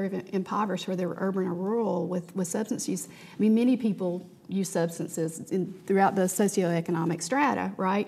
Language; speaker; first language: English; native; English